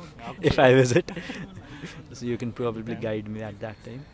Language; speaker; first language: English; non-native, local second language; Punjabi